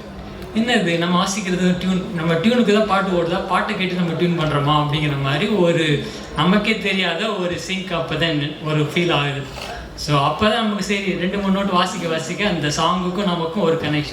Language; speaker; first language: Tamil; native; Tamil